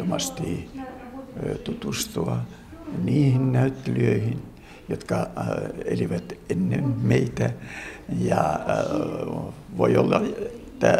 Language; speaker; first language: Finnish; non-native, local second language; Russian